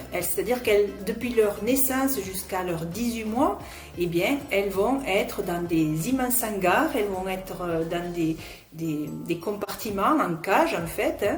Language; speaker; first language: French; native; French